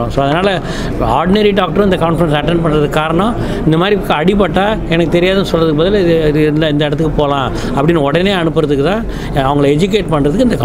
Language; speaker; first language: Tamil; native; Tamil